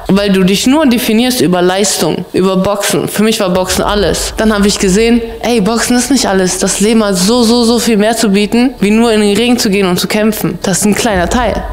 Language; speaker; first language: German; early bilingual, other home language; Russian